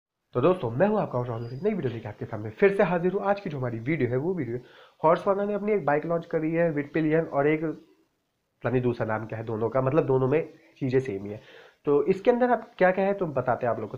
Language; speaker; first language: Hindi; native; Hindi